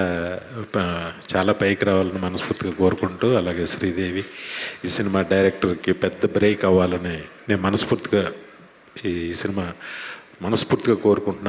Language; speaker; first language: Telugu; native; Telugu